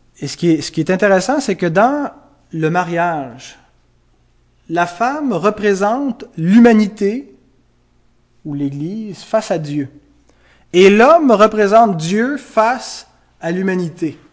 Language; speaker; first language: French; native; French